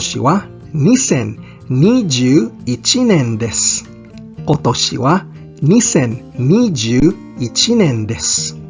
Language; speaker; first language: Japanese; non-native, fluent; Filipino